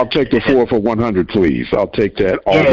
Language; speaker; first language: English; native; English